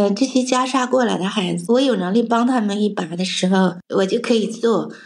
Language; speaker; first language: Chinese; native; Chinese